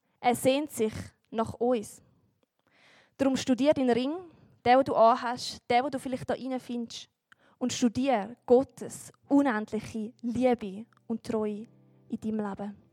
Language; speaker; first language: German; native; German